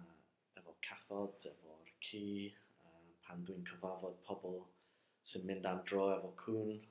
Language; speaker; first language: Welsh; non-native, fluent; English